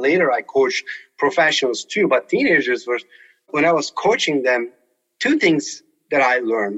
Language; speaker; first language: English; non-native, fluent; Turkish